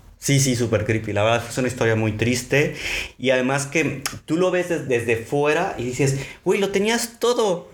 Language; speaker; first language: Spanish; native; Spanish